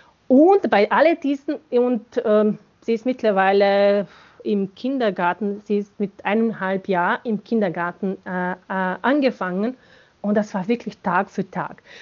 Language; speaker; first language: German; non-native, fluent; Bosnian